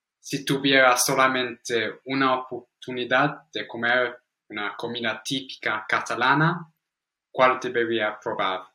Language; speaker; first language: Spanish; non-native, fluent; English